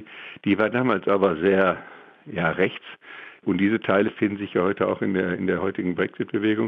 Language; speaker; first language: German; native; German